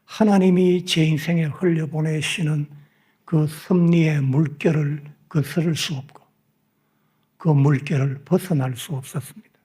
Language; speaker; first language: Korean; native; Korean